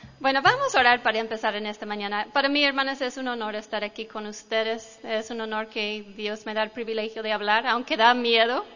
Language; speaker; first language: Spanish; non-native, fluent; English